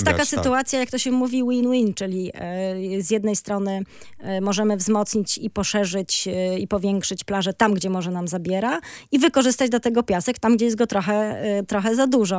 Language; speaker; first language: Polish; native; Polish